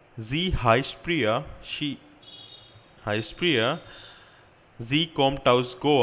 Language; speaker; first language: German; non-native, learner; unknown